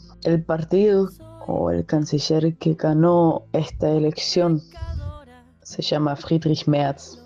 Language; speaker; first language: Spanish; non-native, fluent; German